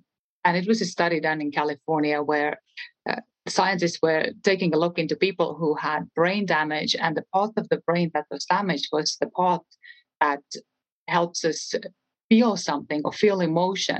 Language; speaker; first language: English; non-native, fluent; Estonian